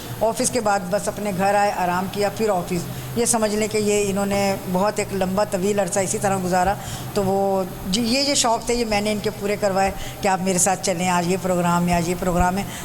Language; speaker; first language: Urdu; native; Urdu